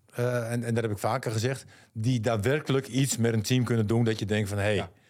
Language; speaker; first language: Dutch; native; Dutch